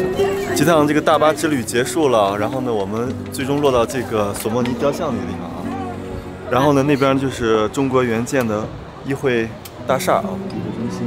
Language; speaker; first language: Chinese; native; Chinese